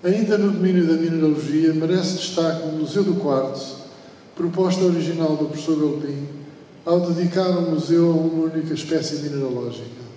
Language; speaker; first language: Portuguese; native; Portuguese